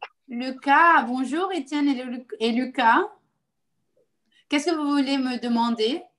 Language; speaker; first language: French; non-native, local second language; Arabic